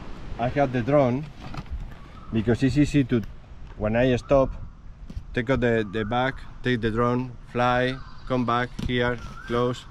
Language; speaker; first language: English; non-native, learner; Spanish